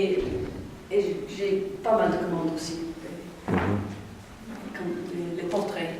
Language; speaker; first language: French; non-native, learner; English